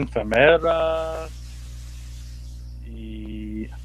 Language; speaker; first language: Spanish; non-native, learner; English